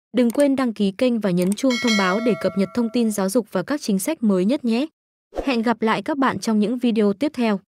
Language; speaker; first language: Vietnamese; native; Vietnamese